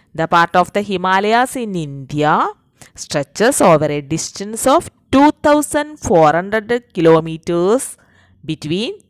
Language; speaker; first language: English; non-native, local second language; Malayalam